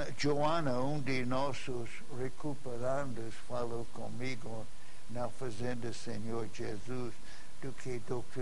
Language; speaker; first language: Portuguese; non-native, fluent; English